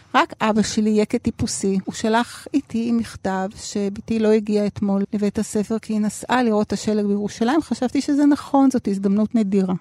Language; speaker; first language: Hebrew; early bilingual, other home language; Spanish